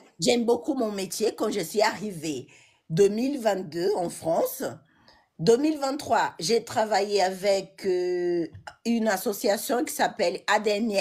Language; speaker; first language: French; non-native, learner; Portuguese